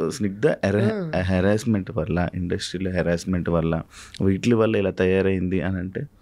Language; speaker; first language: Telugu; native; Telugu